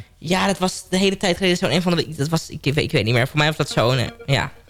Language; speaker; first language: Dutch; native; Dutch